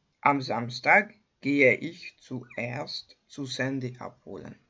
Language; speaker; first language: German; non-native, fluent; Hungarian